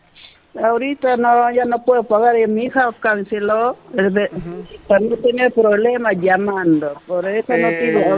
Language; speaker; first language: Spanish; non-native, local second language; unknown